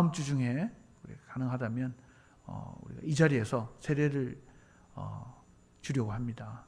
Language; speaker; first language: Korean; native; Korean